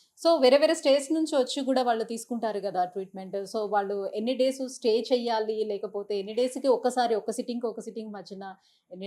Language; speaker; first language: Telugu; native; Telugu